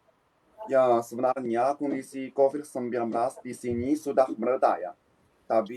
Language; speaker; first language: Indonesian; non-native, learner; Chinese